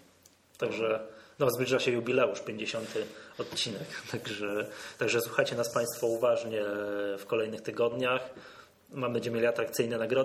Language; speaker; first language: Polish; native; Polish